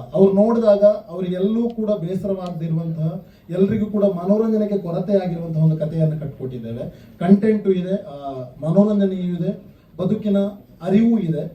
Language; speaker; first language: Kannada; non-native, local second language; Tulu